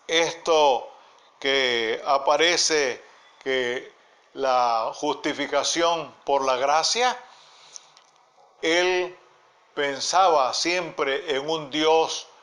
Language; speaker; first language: Spanish; native; Spanish